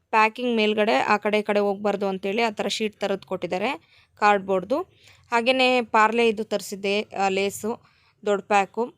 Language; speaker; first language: Kannada; native; Kannada